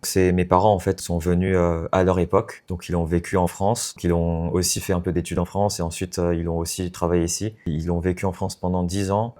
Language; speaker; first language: French; non-native, fluent; Chinese